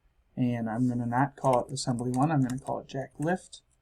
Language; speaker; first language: English; native; English